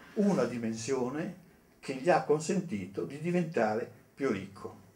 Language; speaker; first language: Italian; native; Italian